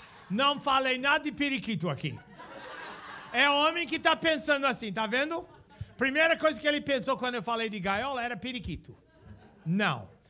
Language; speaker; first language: Portuguese; non-native, fluent; English